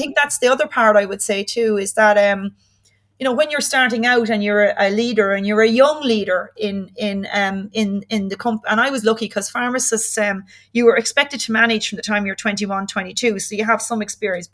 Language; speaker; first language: English; native; English